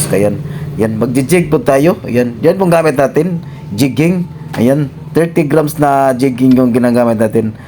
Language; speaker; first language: Filipino; non-native, local second language; Cebuano